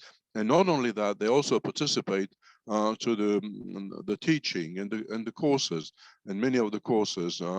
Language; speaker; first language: English; non-native, fluent; French